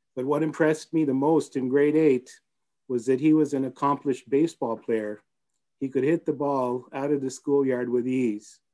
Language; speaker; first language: English; native; English